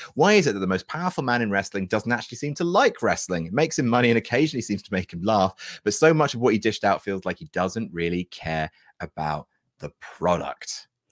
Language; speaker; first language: English; native; English